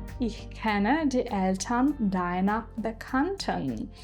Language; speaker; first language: German; non-native, fluent; Ukrainian